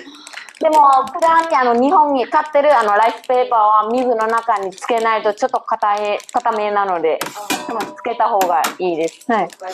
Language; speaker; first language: Japanese; non-native, learner; Vietnamese